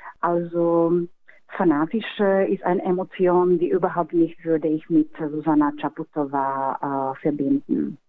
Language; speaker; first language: German; non-native, fluent; Slovak